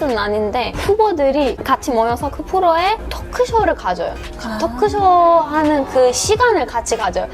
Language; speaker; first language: Korean; non-native, fluent; Persian